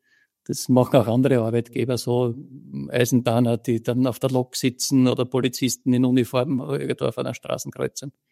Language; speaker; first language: German; native; German